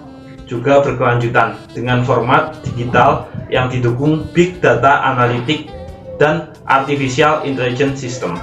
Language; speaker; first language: Indonesian; native; Indonesian